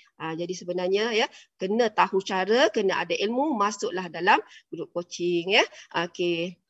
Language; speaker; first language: Malay; native; Malay